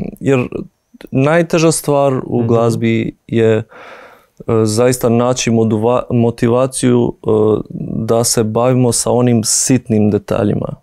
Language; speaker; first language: Croatian; non-native, fluent; Albanian